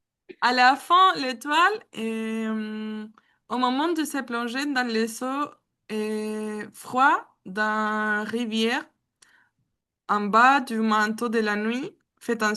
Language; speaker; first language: French; non-native, learner; Spanish